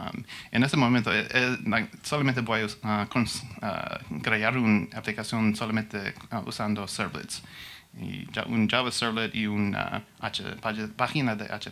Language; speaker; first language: Spanish; non-native, learner; English